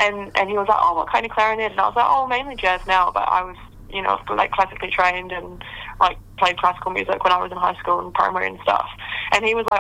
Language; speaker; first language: English; native; English